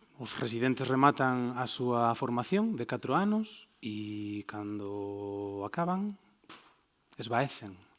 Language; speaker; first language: Galician; non-native, fluent; Spanish